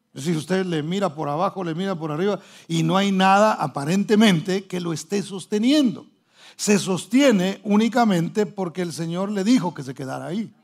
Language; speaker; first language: Spanish; early bilingual, heritage; Spanish